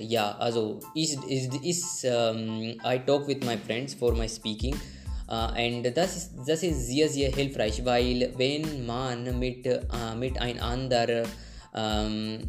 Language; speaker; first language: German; non-native, learner; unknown